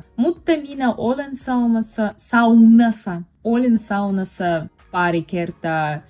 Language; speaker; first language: Finnish; non-native, learner; Russian